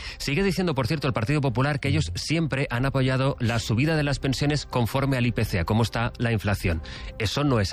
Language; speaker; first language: Spanish; native; Spanish